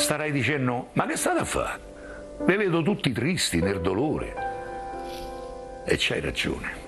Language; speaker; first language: Italian; native; Italian